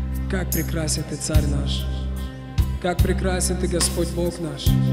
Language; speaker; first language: Russian; early bilingual, heritage; Russian